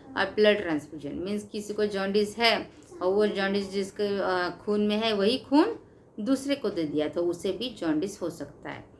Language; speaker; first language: Hindi; non-native, local second language; Marathi